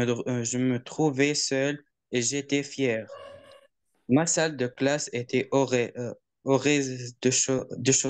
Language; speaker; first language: French; non-native, learner; Arabic